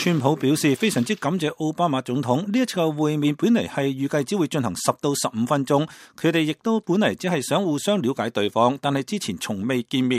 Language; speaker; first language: Chinese; non-native, local second language; Cantonese